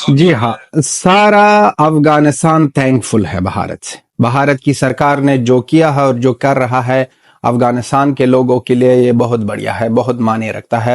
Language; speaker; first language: Hindi; non-native, fluent; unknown